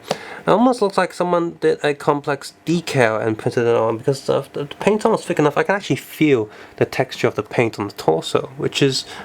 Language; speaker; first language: English; native; English